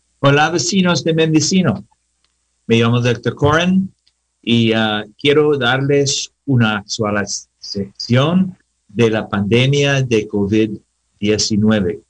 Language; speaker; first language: Spanish; non-native, learner; English